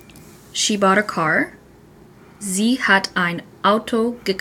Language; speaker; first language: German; non-native, learner; English